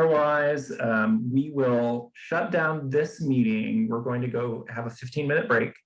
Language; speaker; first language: English; native; English